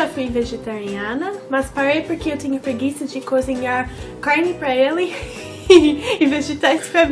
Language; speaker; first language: Portuguese; non-native, fluent; English